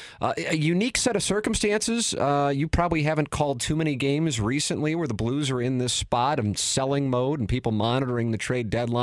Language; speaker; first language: English; native; English